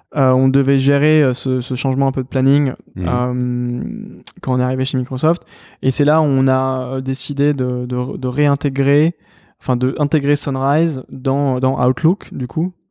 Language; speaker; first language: French; native; French